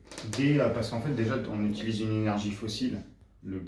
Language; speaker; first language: French; native; French